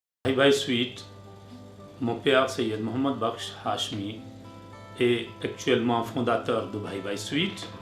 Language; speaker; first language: French; non-native, fluent; Urdu